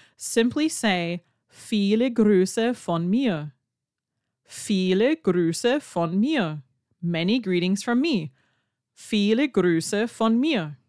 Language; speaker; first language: German; non-native, fluent; English